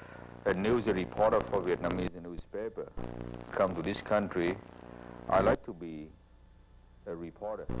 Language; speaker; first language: English; non-native, learner; Vietnamese